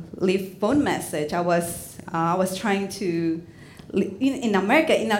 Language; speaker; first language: English; non-native, fluent; Indonesian